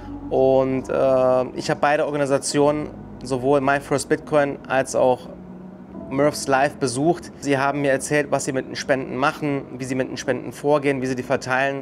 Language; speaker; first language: German; native; German